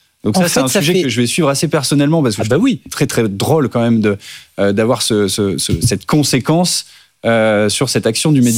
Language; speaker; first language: French; native; French